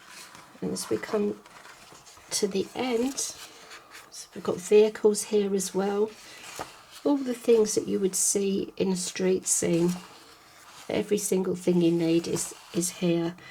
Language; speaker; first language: English; native; English